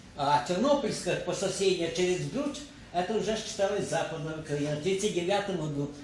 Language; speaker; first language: Russian; non-native, local second language; Ukrainian